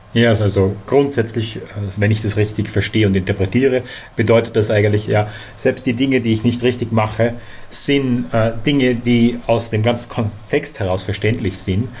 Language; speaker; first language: German; native; German